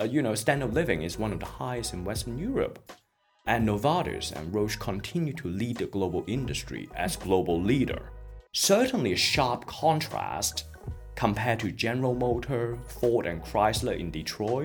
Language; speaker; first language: English; non-native, local second language; Cantonese